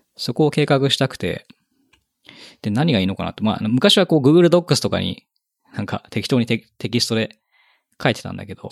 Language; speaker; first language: Japanese; native; Japanese